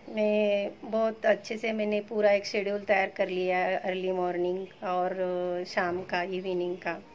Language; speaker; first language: Hindi; non-native, local second language; Marathi